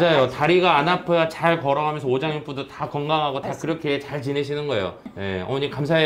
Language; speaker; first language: Korean; native; Korean